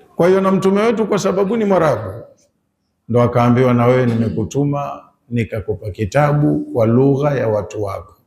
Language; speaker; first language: Swahili; native; Swahili